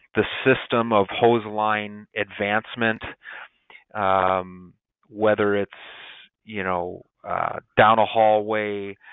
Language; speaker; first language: English; native; English